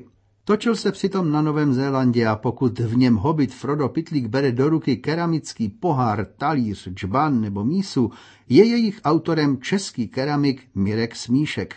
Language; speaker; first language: Czech; native; Czech